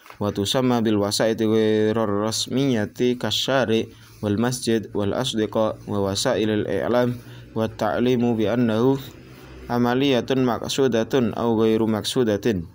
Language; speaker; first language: Arabic; non-native, learner; Indonesian